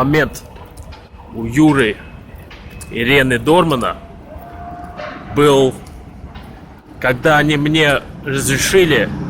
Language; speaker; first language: Russian; early bilingual, heritage; Russian